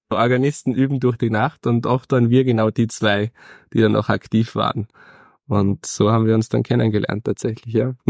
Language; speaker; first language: German; native; German